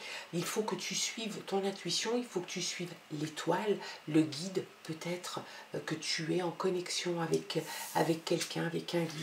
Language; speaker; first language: French; native; French